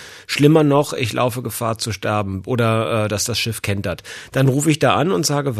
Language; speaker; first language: German; native; German